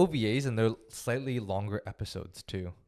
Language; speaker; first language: English; native; English